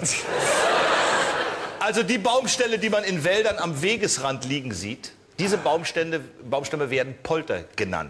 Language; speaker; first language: German; native; German